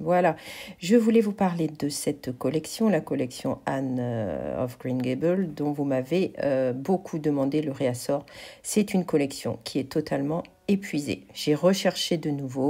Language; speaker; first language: French; native; French